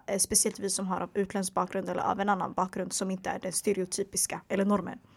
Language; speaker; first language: Swedish; early bilingual, other home language; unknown